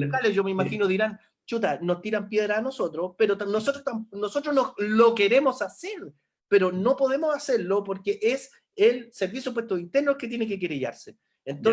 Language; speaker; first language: Spanish; native; Spanish